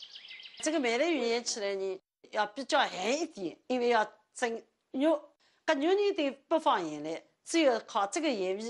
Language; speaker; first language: Chinese; non-native, local second language; Wu Chinese